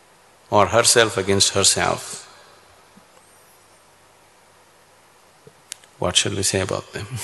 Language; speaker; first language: English; non-native, local second language; Kannada